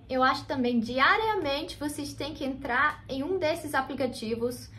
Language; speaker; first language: Portuguese; non-native, fluent; English